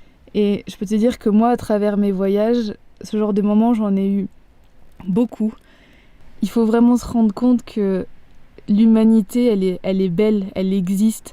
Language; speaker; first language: French; native; French